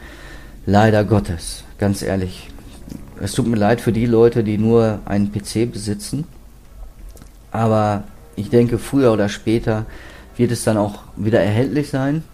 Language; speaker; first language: German; native; German